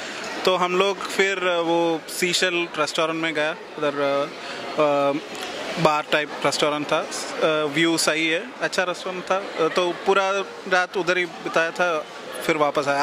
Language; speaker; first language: Hindi; non-native, local second language; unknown